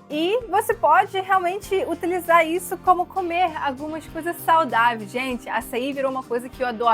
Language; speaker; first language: Portuguese; non-native, fluent; Russian